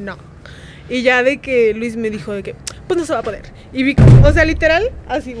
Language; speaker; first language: Spanish; native; Spanish